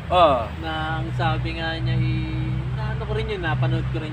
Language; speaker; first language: Filipino; native; Filipino